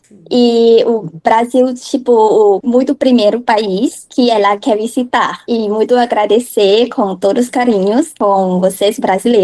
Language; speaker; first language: Portuguese; non-native, learner; Thai